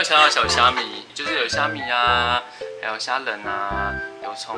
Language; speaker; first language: Chinese; native; Chinese